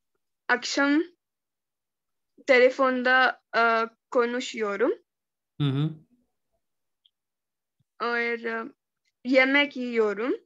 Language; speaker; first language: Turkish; non-native, learner; Urdu